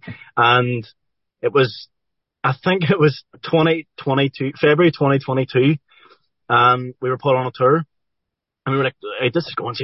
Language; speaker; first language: English; native; English